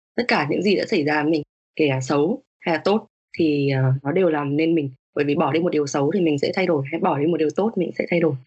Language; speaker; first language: Vietnamese; native; Vietnamese